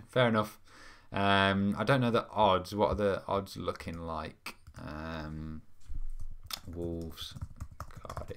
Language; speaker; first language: English; native; English